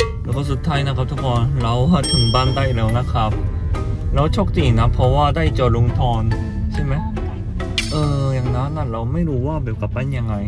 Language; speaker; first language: Thai; non-native, fluent; Korean